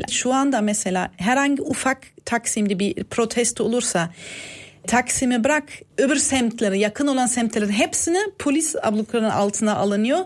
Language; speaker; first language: Turkish; non-native, fluent; German